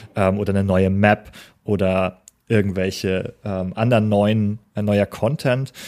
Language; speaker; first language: German; native; German